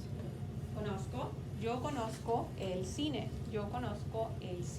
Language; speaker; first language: Spanish; non-native, fluent; English